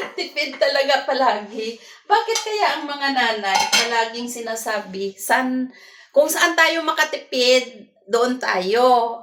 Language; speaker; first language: Filipino; non-native, local second language; Cebuano